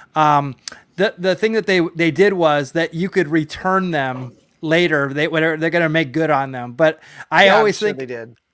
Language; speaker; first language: English; native; English